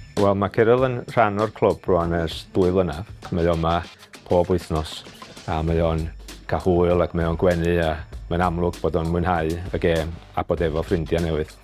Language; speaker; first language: Welsh; native; Welsh